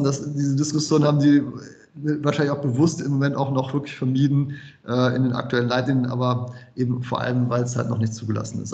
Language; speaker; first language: German; native; German